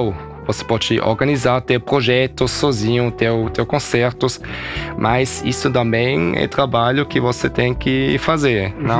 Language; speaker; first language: Portuguese; early bilingual, heritage; German